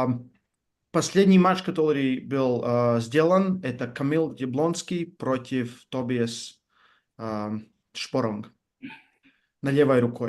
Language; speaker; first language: Russian; non-native, fluent; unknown